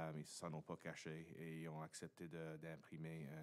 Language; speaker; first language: French; native; French